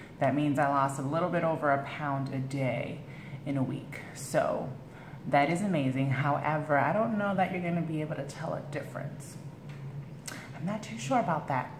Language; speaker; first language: English; native; English